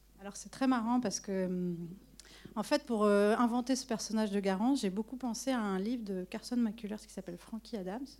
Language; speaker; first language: French; native; French